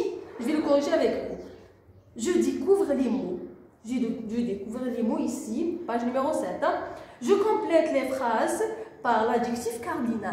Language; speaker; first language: French; non-native, local second language; Arabic